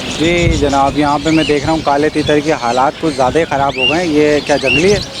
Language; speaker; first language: Urdu; native; Urdu